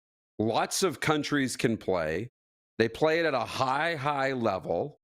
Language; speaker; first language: English; native; English